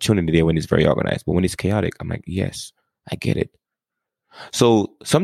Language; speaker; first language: English; non-native, local second language; Jamaican Creole English